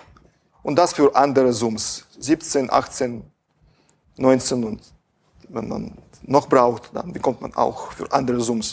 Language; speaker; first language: German; non-native, fluent; Russian